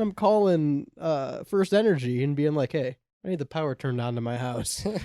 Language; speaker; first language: English; native; English